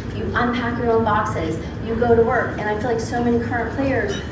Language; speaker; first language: English; native; English